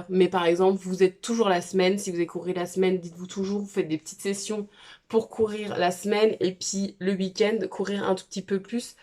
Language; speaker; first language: French; native; French